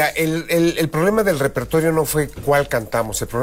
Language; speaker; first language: Spanish; native; Spanish